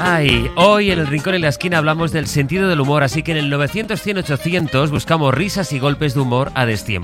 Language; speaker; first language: Spanish; native; Spanish